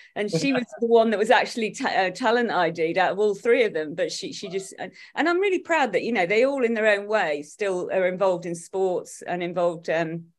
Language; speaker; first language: English; native; English